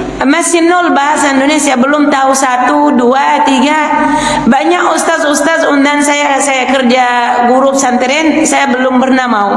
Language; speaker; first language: Indonesian; non-native, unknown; Arabic